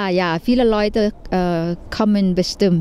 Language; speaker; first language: German; non-native, learner; Thai